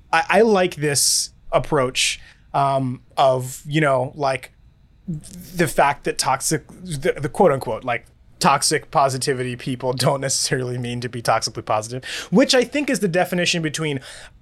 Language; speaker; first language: English; native; English